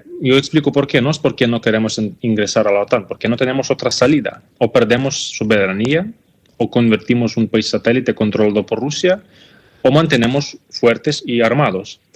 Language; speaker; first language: Spanish; non-native, fluent; Ukrainian